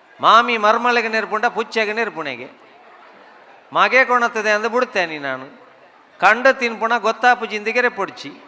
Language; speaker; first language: Kannada; non-native, local second language; Tulu